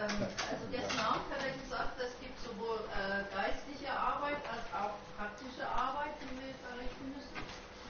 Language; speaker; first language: German; non-native, fluent; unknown